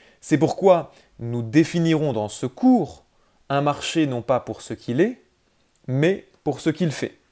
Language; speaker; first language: French; native; French